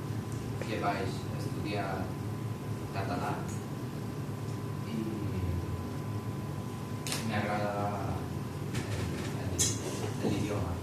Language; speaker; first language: Catalan; non-native, learner; Spanish